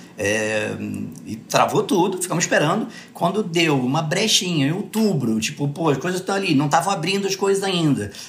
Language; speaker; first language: Portuguese; early bilingual, other home language; English